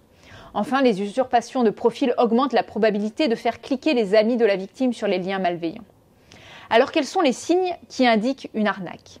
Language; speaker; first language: French; native; French